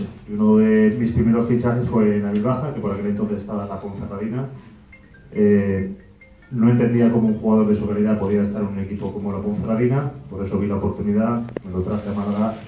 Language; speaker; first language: Spanish; native; Spanish